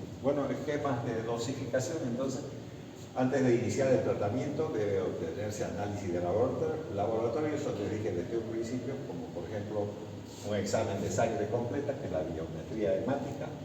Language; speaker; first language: Spanish; native; Spanish